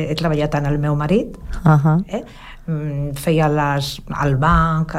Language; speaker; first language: Catalan; non-native, local second language; Spanish